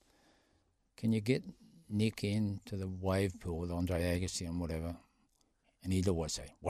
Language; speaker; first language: English; native; English